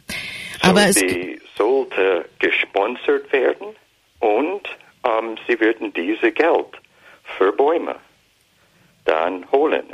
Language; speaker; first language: German; non-native, fluent; English